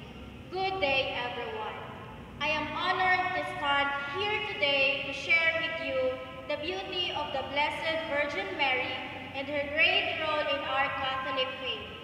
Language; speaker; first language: English; non-native, local second language; Hiligaynon